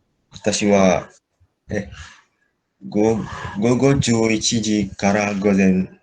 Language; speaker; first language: Japanese; non-native, learner; Malay